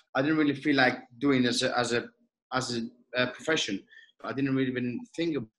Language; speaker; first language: English; non-native, fluent; Greek